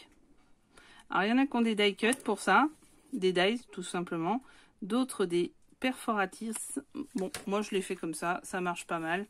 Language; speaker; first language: French; native; French